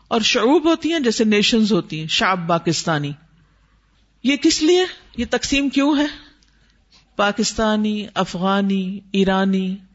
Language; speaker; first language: Urdu; native; Urdu